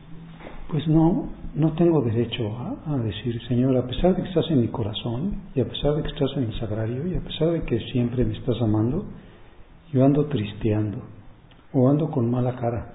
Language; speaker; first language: Spanish; native; Spanish